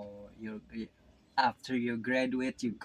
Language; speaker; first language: English; non-native, learner; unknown